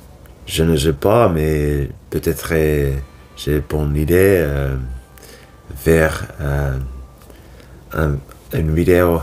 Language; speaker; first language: French; non-native, learner; Finnish